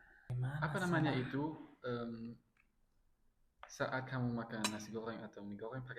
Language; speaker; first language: Indonesian; non-native, fluent; German